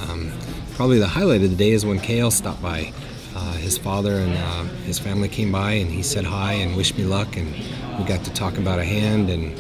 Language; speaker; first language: English; native; English